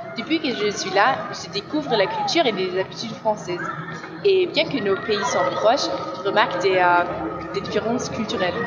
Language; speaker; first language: French; non-native, fluent; German